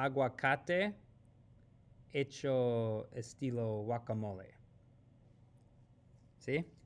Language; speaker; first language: Spanish; non-native, fluent; English